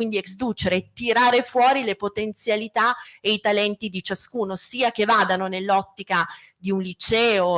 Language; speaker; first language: Italian; native; Italian